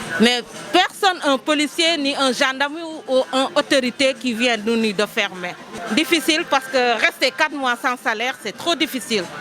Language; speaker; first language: French; non-native, local second language; Wolof